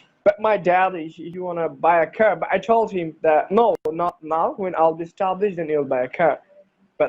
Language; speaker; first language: English; non-native, learner; Bangla